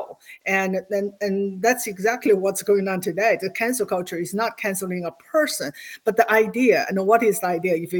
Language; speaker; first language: English; non-native, fluent; Chinese